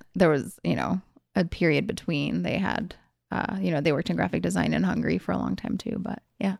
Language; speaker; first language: English; early bilingual, other home language; Hungarian